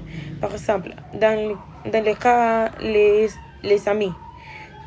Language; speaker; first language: French; non-native, learner; Spanish